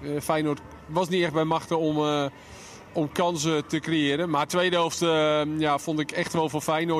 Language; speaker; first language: Dutch; native; Dutch